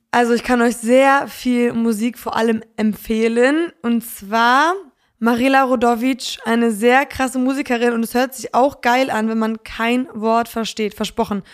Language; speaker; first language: German; early bilingual, other home language; Polish